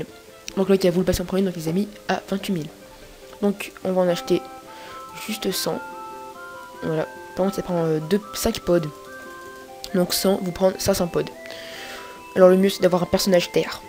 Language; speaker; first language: French; native; French